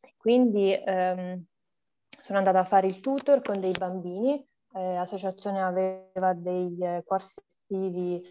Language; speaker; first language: Italian; non-native, fluent; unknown